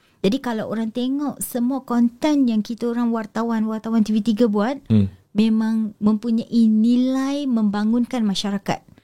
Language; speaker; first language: Malay; native; Malay